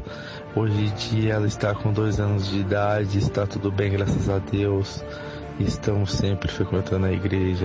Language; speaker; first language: Portuguese; native; Portuguese